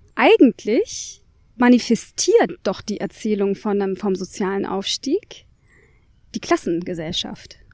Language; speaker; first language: German; native; German